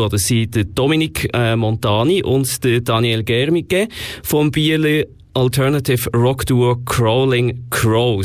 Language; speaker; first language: German; native; German